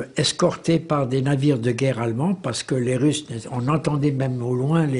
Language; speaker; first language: French; native; French